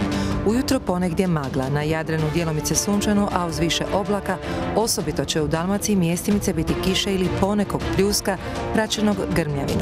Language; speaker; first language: Serbian; native; Serbian